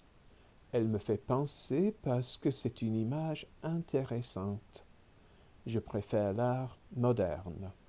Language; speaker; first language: French; non-native, fluent; English